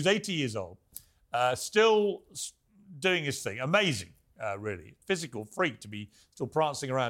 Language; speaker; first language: English; native; English